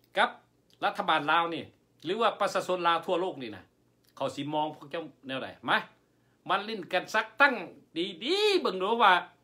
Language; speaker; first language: Lao; non-native, local second language; Hmong